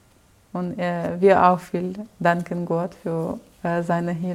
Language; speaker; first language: German; non-native, learner; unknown